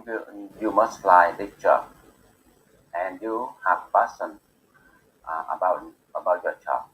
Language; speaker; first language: English; non-native, learner; Bangla